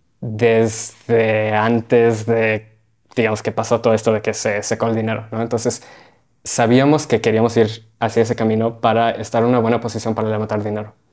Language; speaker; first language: Spanish; early bilingual, heritage; Spanish